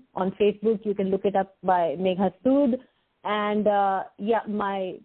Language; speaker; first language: English; non-native, local second language; Hindi